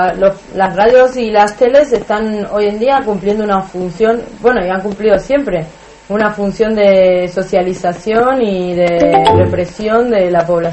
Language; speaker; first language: Spanish; native; Spanish